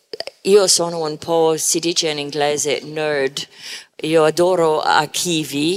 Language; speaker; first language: Italian; non-native, fluent; English